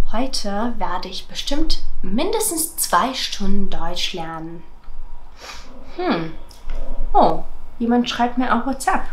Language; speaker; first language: German; non-native, fluent; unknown